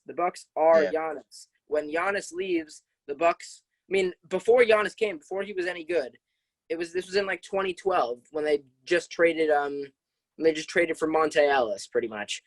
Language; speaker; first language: English; native; English